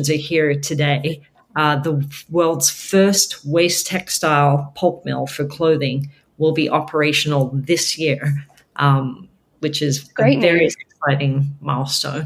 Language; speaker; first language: English; native; English